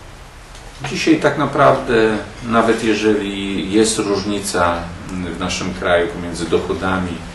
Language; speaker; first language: Polish; native; Polish